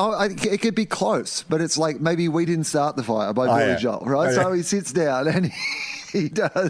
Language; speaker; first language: English; native; English